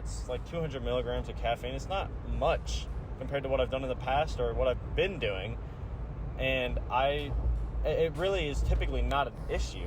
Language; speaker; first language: English; native; English